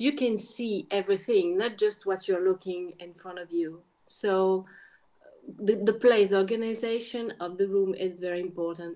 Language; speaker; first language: English; non-native, learner; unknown